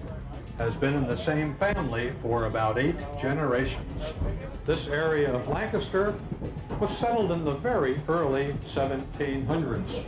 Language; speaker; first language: English; native; English